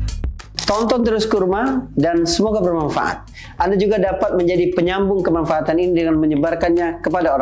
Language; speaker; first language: Indonesian; native; Indonesian